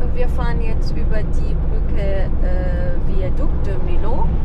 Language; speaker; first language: German; non-native, fluent; Arabic